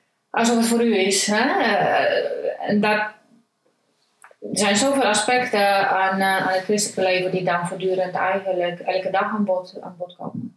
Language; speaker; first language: Dutch; non-native, fluent; Romanian